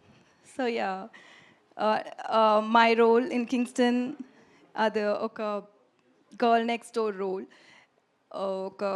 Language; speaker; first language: Telugu; non-native, learner; Tamil